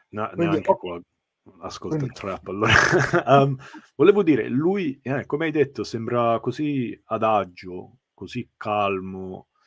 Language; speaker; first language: Italian; early bilingual, heritage; English